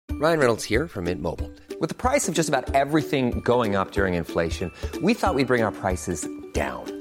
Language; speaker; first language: English; native; English